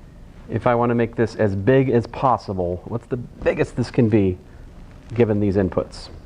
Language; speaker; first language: English; native; English